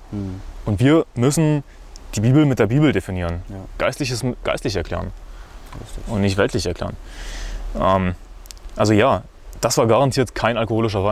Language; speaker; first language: German; native; German